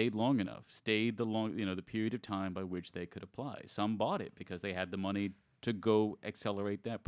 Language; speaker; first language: English; native; English